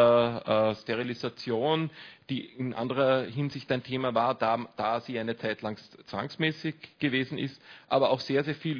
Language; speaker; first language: German; native; German